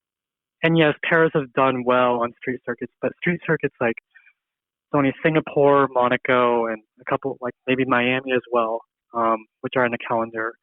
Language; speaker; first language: English; native; English